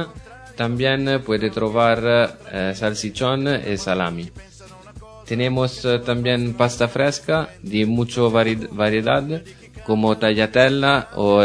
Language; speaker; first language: Spanish; non-native, learner; Italian